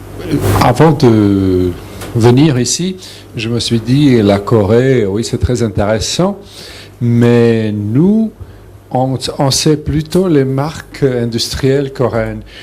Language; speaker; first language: French; non-native, fluent; Serbian